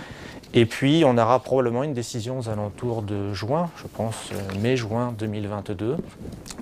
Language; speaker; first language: French; native; French